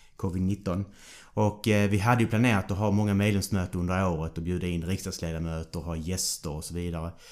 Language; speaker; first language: Swedish; native; Swedish